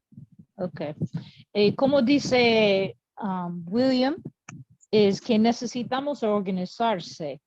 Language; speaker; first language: Spanish; non-native, learner; English